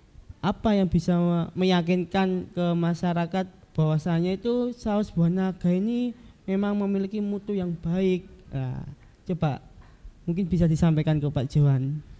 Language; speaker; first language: Indonesian; native; Indonesian